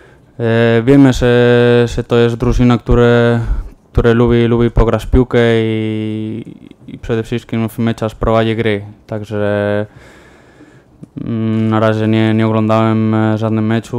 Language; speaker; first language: Polish; non-native, learner; Spanish